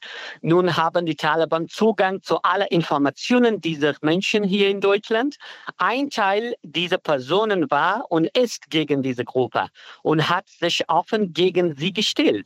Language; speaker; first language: German; non-native, learner; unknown